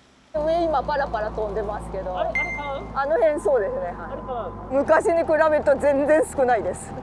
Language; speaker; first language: Japanese; native; Japanese